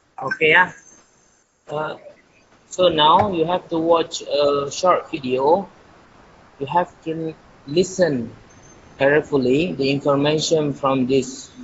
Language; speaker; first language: English; non-native, learner; Indonesian